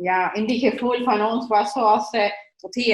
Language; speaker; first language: Dutch; non-native, learner; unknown